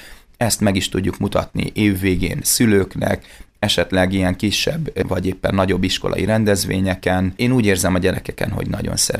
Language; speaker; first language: Hungarian; native; Hungarian